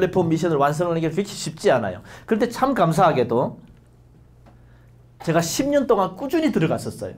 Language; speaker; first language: Korean; native; Korean